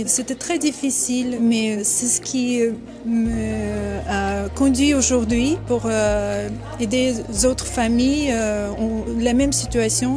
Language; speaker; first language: French; non-native, fluent; Russian